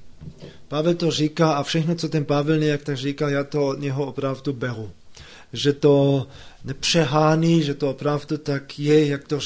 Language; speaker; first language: Czech; non-native, fluent; German